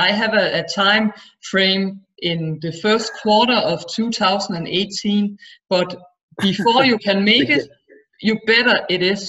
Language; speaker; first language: English; non-native, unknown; Danish